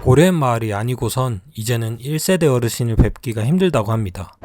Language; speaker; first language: Korean; native; Korean